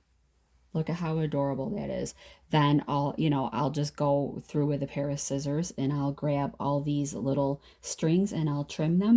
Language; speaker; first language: English; native; English